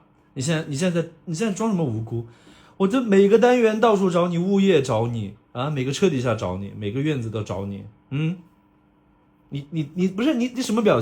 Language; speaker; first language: Chinese; native; Chinese